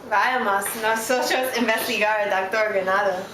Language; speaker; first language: Spanish; non-native, learner; English